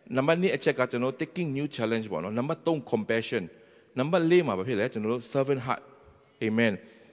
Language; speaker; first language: Burmese; non-native, local second language; Tedim Chin